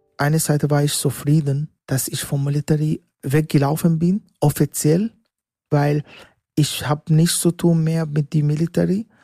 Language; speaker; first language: German; non-native, learner; Arabic